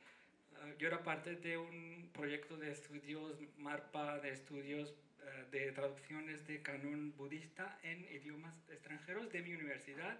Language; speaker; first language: Spanish; non-native, fluent; Hindi